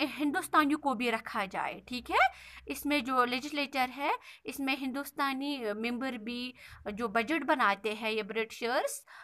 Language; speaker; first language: Hindi; non-native, local second language; Kashmiri